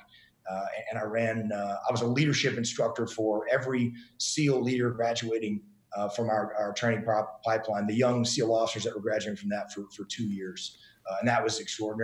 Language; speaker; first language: English; native; English